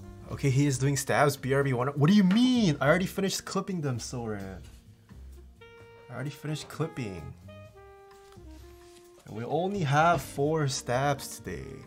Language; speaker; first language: English; early bilingual, other home language; Korean